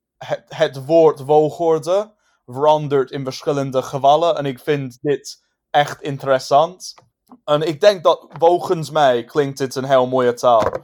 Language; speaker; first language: Dutch; non-native, fluent; English